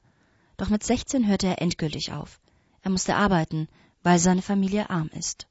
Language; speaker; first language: German; native; German